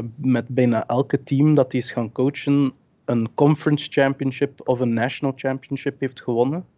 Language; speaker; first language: Dutch; early bilingual, other home language; English